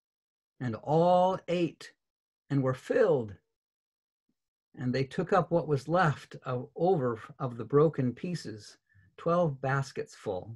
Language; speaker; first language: English; native; English